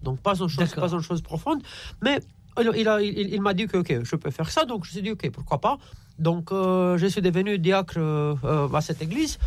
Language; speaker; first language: French; non-native, fluent; Romanian